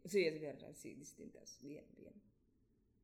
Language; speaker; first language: Spanish; non-native, learner; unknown